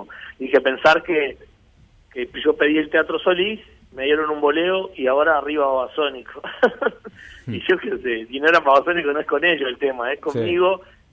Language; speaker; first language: Spanish; native; Spanish